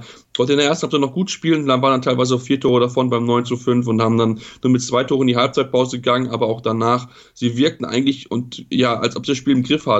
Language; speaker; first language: German; native; German